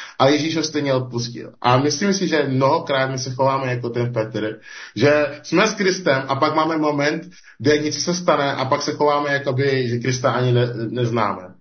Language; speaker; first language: Czech; non-native, fluent; English